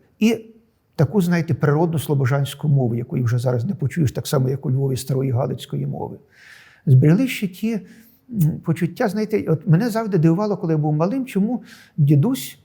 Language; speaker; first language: Ukrainian; native; Ukrainian